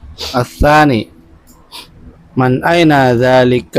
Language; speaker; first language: Arabic; non-native, learner; Indonesian